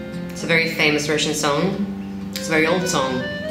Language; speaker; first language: English; non-native, fluent; German